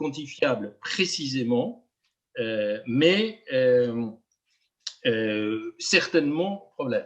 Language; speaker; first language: French; native; French